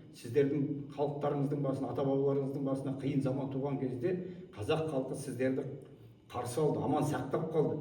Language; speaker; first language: Kazakh; native; Kazakh